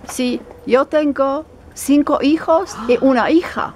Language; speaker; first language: Spanish; non-native, learner; English